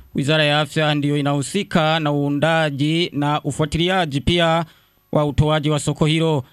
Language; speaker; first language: Swahili; non-native, local second language; Rundi